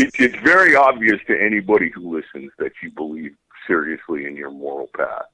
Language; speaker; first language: English; native; English